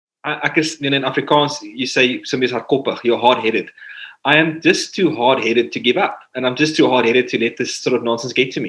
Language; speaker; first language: English; non-native, local second language; Afrikaans